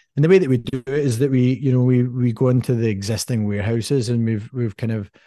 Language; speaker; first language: English; native; English